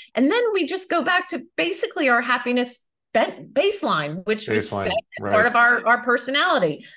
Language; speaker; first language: English; native; English